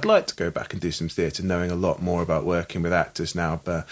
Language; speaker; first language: English; native; English